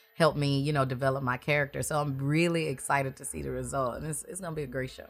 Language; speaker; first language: English; native; English